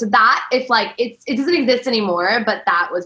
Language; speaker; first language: English; early bilingual, other home language; Persian